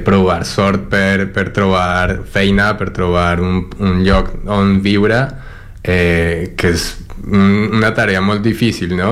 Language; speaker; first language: Catalan; non-native, learner; Spanish